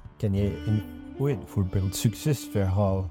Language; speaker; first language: Dutch; non-native, learner; Arabic